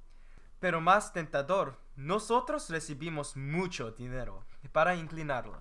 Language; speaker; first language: Spanish; non-native, learner; English